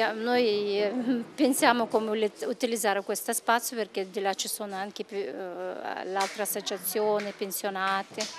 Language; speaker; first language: Italian; non-native, learner; Russian